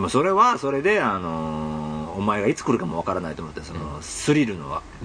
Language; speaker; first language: Japanese; native; Japanese